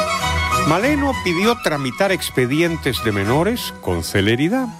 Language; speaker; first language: Spanish; native; Spanish